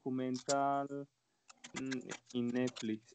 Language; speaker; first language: English; non-native, learner; Spanish